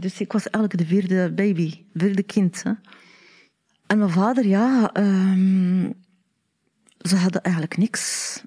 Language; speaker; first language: Dutch; non-native, learner; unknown